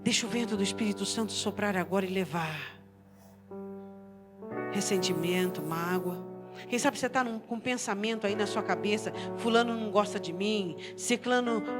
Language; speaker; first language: Portuguese; native; Portuguese